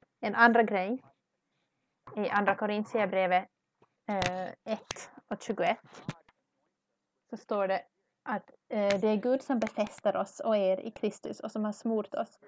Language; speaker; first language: Swedish; non-native, learner; English